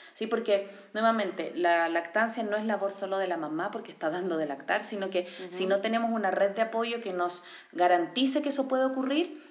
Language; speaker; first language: Spanish; native; Spanish